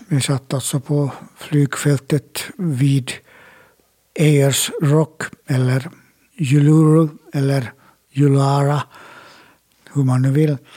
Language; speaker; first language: Swedish; native; Swedish